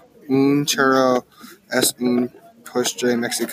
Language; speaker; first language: Spanish; non-native, learner; English